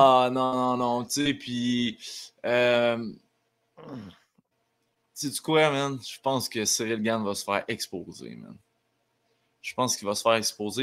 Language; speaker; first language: French; native; French